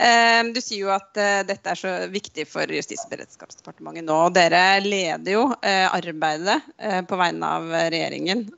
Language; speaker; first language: Norwegian; native; Norwegian